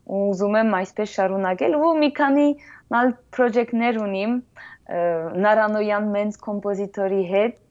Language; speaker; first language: Armenian; early bilingual, heritage; French